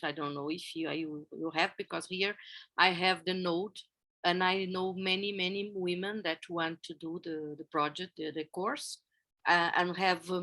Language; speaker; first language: English; non-native, fluent; Portuguese